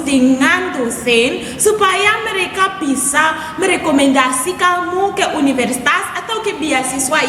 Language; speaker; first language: Indonesian; non-native, fluent; English